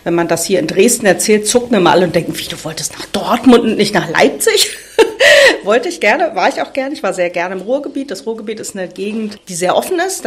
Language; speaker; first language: German; native; German